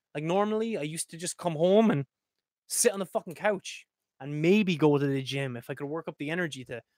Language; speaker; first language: English; native; English